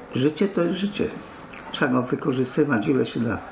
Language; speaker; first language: Polish; native; Polish